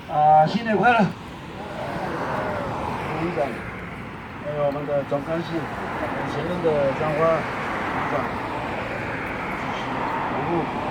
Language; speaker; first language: Chinese; non-native, local second language; Amis